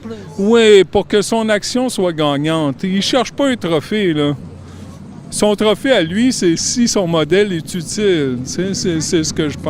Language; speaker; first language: French; native; French